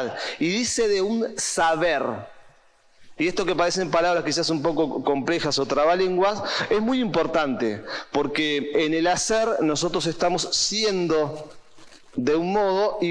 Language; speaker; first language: Spanish; native; Spanish